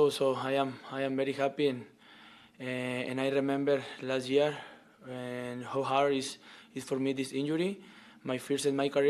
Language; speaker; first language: English; non-native, learner; Spanish